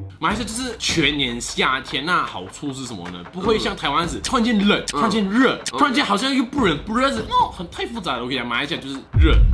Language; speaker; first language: Chinese; native; Chinese